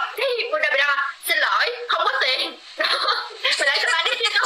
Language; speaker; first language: Indonesian; non-native, learner; Vietnamese